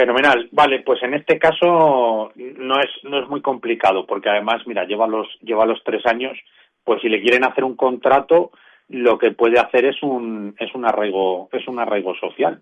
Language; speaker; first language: Spanish; native; Spanish